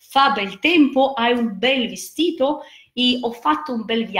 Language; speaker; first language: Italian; non-native, fluent; Russian